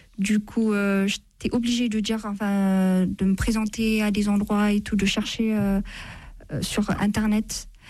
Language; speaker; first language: French; non-native, fluent; Amharic